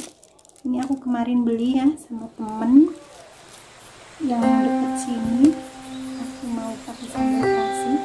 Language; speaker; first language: Indonesian; non-native, local second language; Javanese